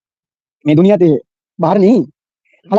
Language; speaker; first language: Hindi; native; Hindi